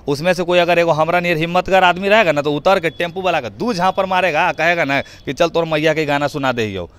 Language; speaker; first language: Hindi; native; Hindi